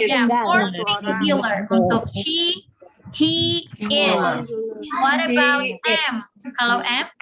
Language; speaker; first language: English; non-native, fluent; Indonesian